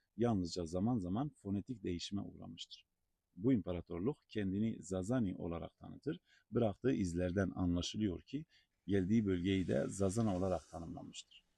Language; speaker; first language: Turkish; non-native, local second language; Zaza